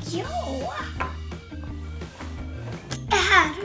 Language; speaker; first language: Swedish; early bilingual, other home language; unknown